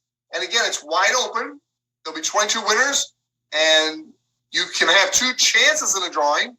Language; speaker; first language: English; native; English